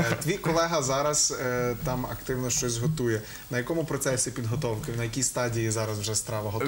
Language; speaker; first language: Ukrainian; native; Ukrainian